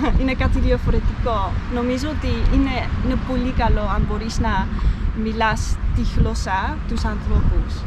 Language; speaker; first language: Greek; non-native, learner; Dutch